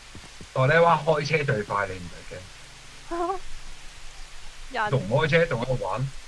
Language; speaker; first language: Chinese; native; Chinese